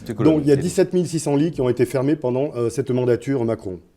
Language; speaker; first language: French; native; French